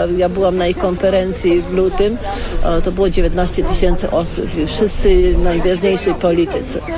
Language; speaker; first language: Polish; early bilingual, heritage; Polish